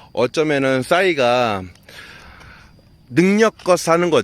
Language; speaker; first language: Korean; native; Korean